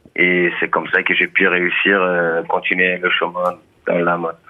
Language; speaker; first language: French; non-native, fluent; Persian